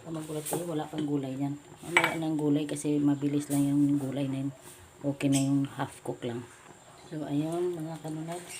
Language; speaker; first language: Filipino; non-native, local second language; Cebuano